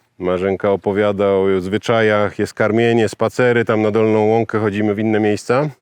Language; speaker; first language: Polish; native; Polish